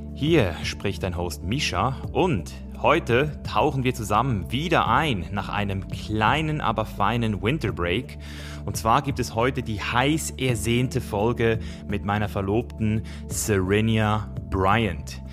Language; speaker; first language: German; native; German